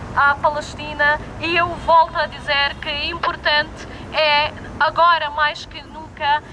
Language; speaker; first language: Portuguese; non-native, fluent; Arabic